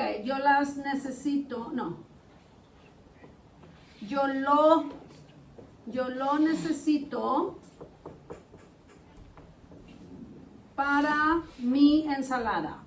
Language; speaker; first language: Spanish; non-native, fluent; English